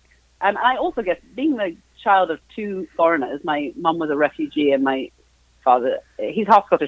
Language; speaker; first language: English; native; English